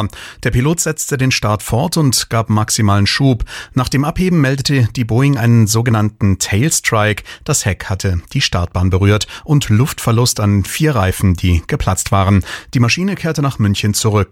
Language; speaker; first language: German; native; German